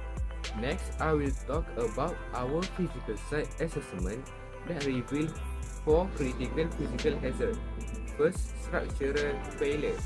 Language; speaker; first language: English; non-native, local second language; Malay